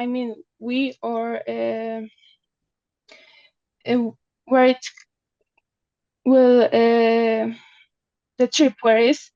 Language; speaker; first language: English; non-native, learner; Polish